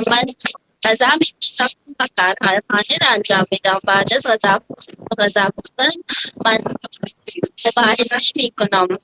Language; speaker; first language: Persian; non-native, learner; Urdu